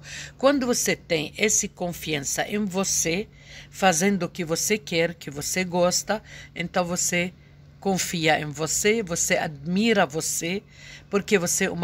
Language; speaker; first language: Portuguese; non-native, fluent; Arabic